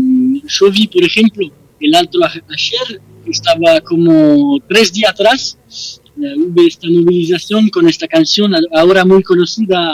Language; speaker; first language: Spanish; non-native, fluent; French